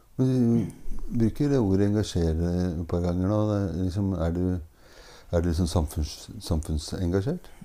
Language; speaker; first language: Norwegian; native; Norwegian